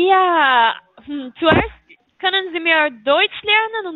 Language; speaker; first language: German; non-native, learner; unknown